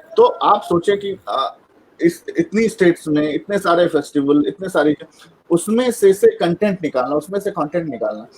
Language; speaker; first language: Hindi; native; Hindi